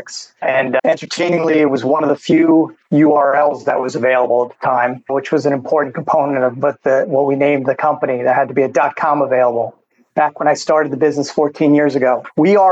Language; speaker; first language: English; native; English